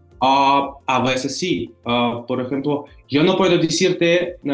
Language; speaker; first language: Spanish; non-native, learner; Russian